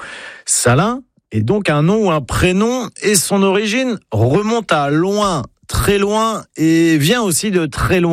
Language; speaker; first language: French; native; French